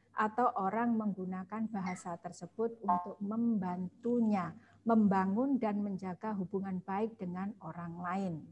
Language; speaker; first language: Indonesian; non-native, local second language; Javanese